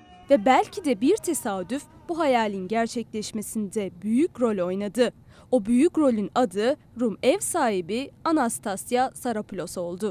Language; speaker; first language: Turkish; native; Turkish